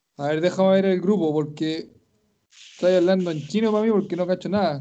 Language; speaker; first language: Spanish; native; Spanish